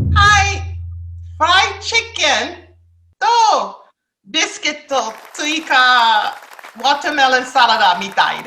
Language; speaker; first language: Japanese; non-native, learner; English